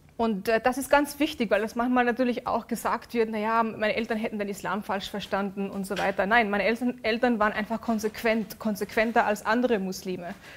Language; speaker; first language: German; early bilingual, other home language; Urdu